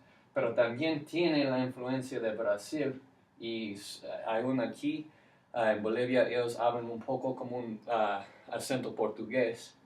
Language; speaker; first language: Spanish; non-native, fluent; English